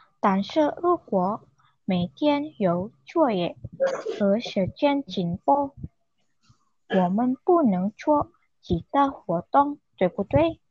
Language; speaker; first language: Chinese; non-native, learner; Indonesian